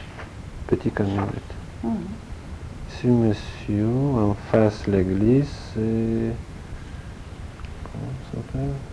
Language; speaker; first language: French; non-native, learner; Polish